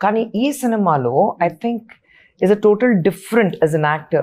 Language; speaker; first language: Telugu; non-native, fluent; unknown